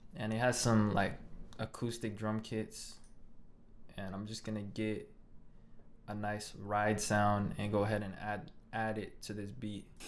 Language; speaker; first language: English; native; English